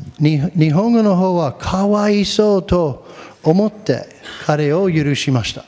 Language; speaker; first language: Japanese; non-native, fluent; English